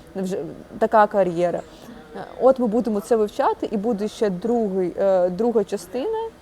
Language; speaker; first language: Ukrainian; non-native, local second language; Russian